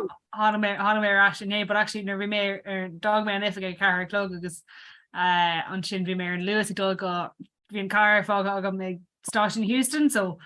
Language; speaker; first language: Irish; non-native, local second language; English